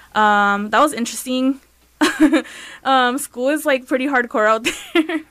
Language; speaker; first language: English; early bilingual, other home language; Spanish